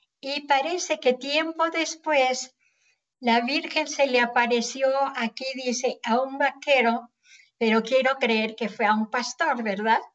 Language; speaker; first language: Spanish; native; Spanish